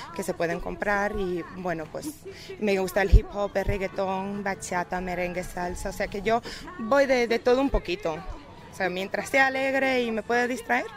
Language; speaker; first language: Spanish; non-native, fluent; German